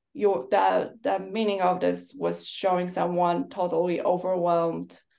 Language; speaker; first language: English; non-native, fluent; Polish